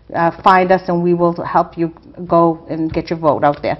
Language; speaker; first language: English; native; English